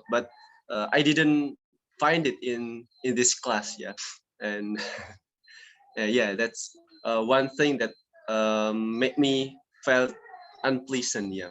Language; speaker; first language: English; non-native, learner; Indonesian